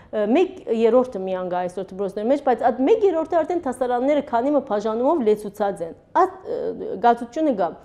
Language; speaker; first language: Armenian; early bilingual, heritage; Armenian